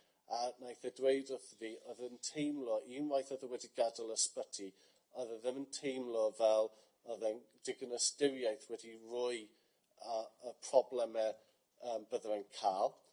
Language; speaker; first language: Welsh; non-native, fluent; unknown